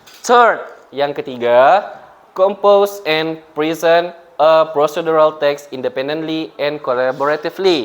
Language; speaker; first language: English; non-native, fluent; Indonesian